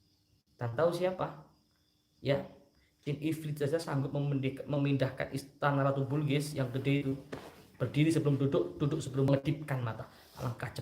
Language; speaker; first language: Indonesian; native; Indonesian